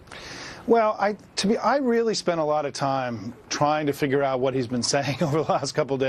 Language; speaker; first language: English; native; English